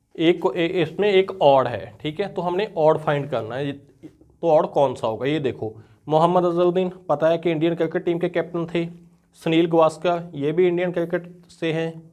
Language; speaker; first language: Hindi; non-native, local second language; Punjabi